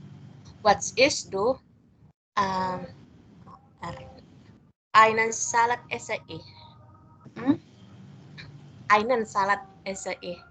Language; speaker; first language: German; non-native, learner; Indonesian